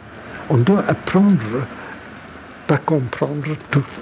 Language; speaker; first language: French; non-native, fluent; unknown